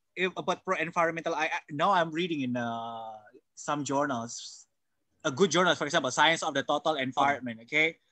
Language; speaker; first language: English; non-native, fluent; Indonesian